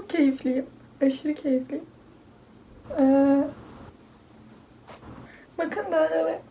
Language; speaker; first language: Turkish; native; Turkish